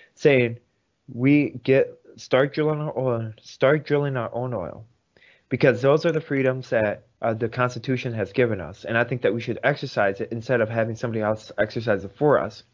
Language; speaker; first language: English; early bilingual, other home language; Russian